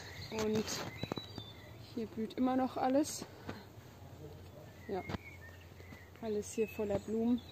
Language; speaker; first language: German; native; German